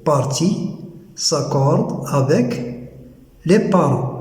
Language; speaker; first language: French; non-native, local second language; Arabic